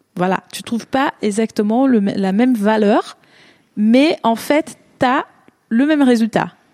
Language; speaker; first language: French; non-native, fluent; Portuguese